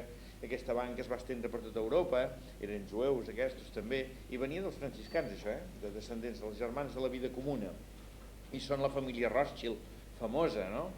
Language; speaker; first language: Catalan; native; Catalan